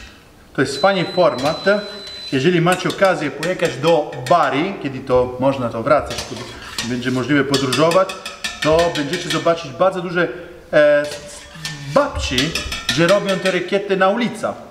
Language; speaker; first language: Polish; non-native, learner; Italian